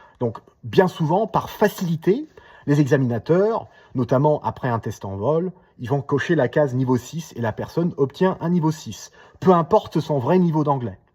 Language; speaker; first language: French; non-native, fluent; English